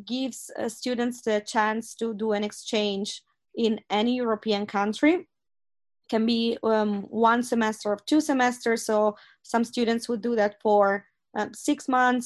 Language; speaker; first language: English; non-native, fluent; Italian